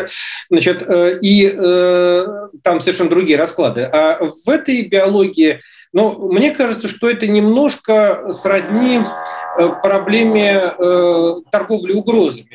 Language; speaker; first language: Russian; native; Russian